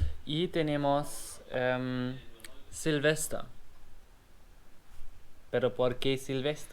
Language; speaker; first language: Spanish; non-native, learner; German